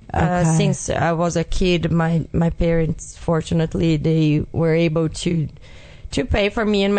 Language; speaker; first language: English; non-native, fluent; Portuguese